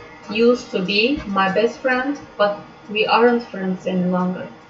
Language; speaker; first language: English; non-native, fluent; Turkish